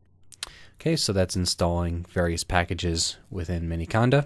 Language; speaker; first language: English; native; English